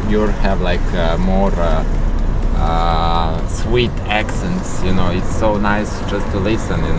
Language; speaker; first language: English; non-native, fluent; Serbian